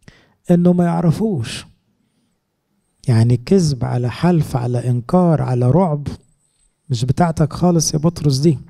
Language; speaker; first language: Arabic; native; Arabic